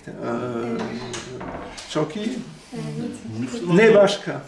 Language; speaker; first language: Turkish; non-native, learner; French